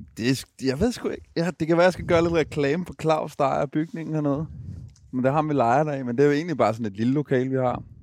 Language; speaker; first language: Danish; native; Danish